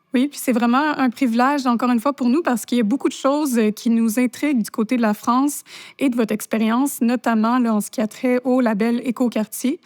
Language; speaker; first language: French; native; French